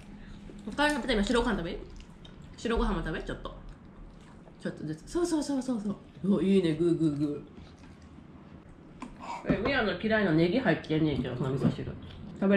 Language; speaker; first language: Japanese; native; Japanese